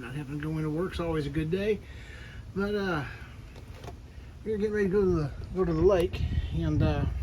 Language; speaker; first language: English; native; English